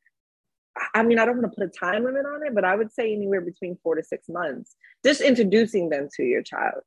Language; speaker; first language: English; native; English